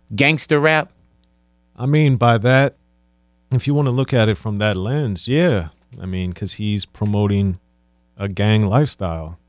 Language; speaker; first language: English; native; English